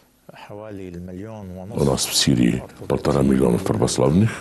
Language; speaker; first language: Russian; non-native, fluent; Arabic